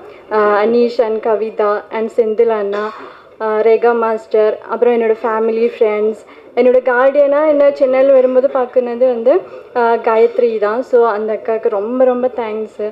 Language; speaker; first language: Tamil; non-native, learner; Malayalam